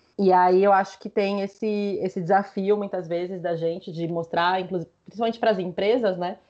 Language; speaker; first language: Portuguese; early bilingual, other home language; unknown